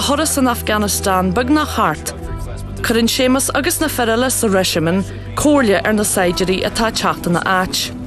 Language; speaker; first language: Irish; native; Irish